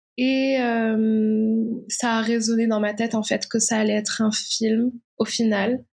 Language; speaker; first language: French; non-native, local second language; Arabic